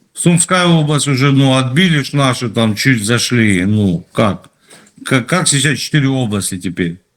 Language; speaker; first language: Russian; native; Russian